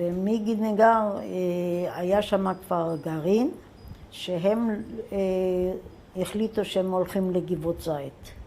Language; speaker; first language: Hebrew; non-native, fluent; German